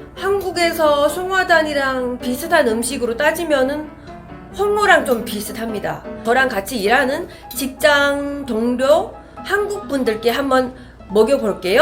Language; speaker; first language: Korean; non-native, fluent; Chinese